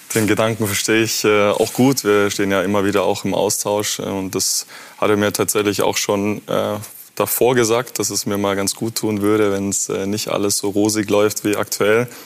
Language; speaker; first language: German; native; German